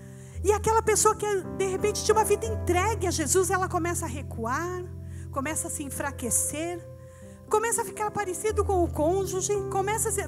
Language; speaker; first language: Portuguese; native; Portuguese